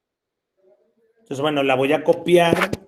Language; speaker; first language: Spanish; native; Spanish